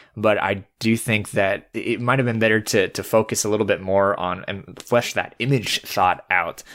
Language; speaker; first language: English; native; English